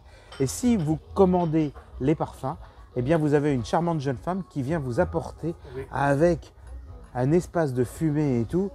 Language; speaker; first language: French; native; French